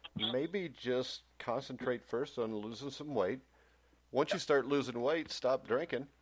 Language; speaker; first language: English; native; English